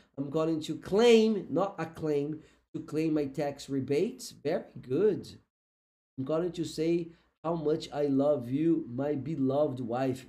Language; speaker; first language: English; non-native, fluent; Portuguese